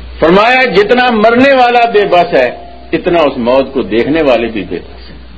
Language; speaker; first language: Urdu; non-native, local second language; Punjabi